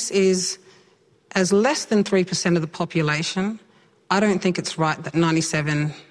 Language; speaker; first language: English; native; English